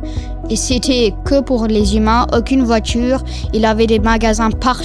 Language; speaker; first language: French; non-native, local second language; English